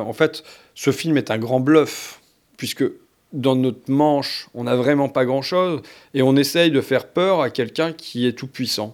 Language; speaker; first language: French; native; French